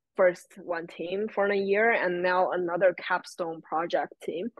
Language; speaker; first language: English; non-native, fluent; Chinese